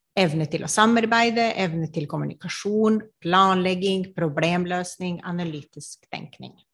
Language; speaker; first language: Norwegian; non-native, fluent; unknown